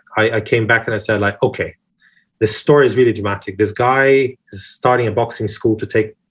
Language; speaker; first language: English; non-native, fluent; Portuguese